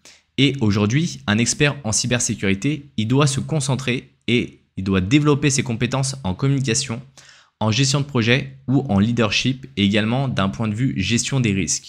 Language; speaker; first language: French; native; French